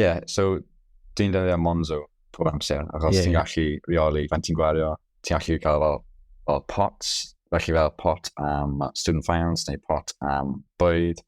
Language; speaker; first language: Welsh; non-native, local second language; English